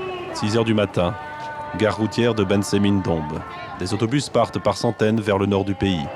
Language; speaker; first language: French; native; French